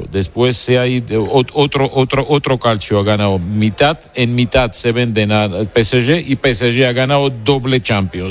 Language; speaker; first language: Spanish; non-native, learner; Georgian